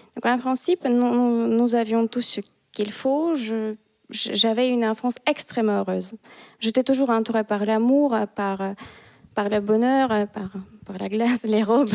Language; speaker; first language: French; non-native, fluent; Russian